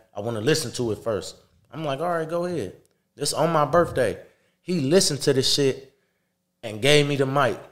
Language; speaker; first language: English; native; English